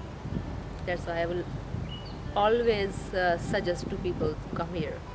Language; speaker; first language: English; non-native, learner; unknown